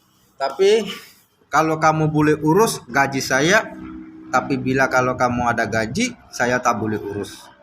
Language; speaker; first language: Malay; non-native, learner; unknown